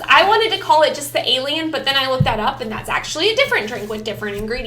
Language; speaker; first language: English; native; English